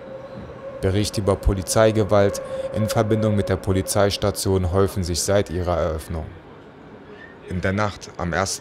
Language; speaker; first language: German; native; German